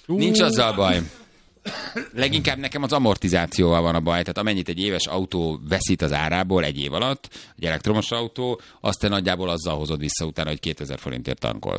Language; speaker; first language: Hungarian; native; Hungarian